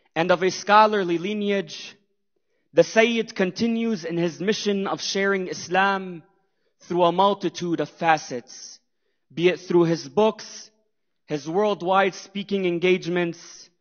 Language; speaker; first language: English; native; English